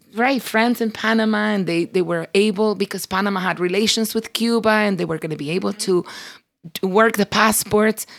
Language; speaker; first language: English; early bilingual, other home language; Spanish